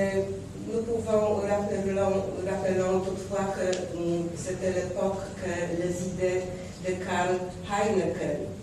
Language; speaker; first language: French; non-native, fluent; Polish